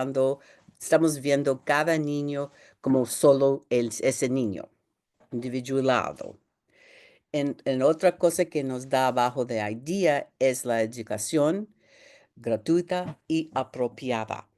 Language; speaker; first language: Spanish; early bilingual, heritage; Spanish